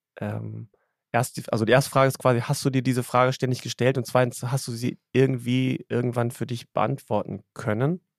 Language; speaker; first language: German; native; German